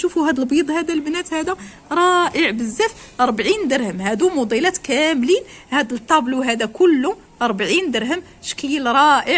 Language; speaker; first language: Arabic; native; Arabic